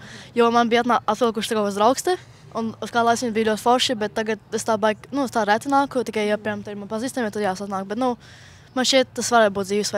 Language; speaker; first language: Latvian; non-native, local second language; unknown